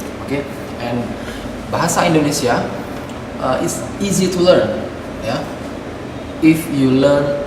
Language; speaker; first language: English; non-native, fluent; Indonesian